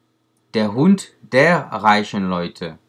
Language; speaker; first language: German; non-native, fluent; French